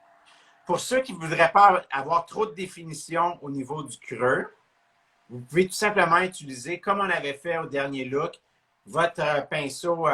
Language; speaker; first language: French; native; French